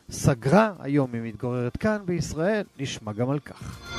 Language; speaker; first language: Hebrew; native; Hebrew